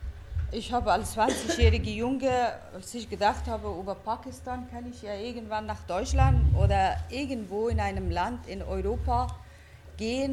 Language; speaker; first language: German; non-native, fluent; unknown